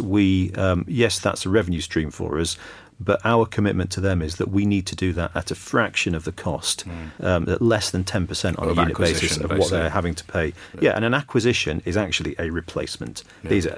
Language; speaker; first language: English; native; English